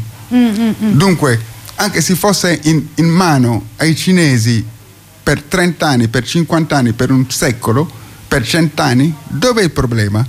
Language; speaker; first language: Italian; non-native, fluent; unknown